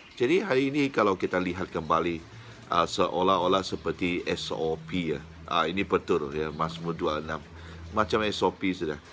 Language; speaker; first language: Malay; non-native, local second language; Chinese